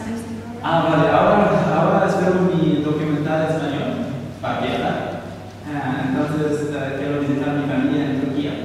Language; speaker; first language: Spanish; non-native, learner; Arabic